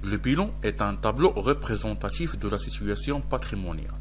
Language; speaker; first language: French; non-native, local second language; Arabic